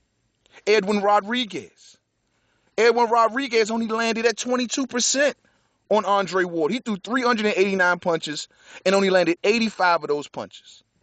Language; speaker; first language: English; native; English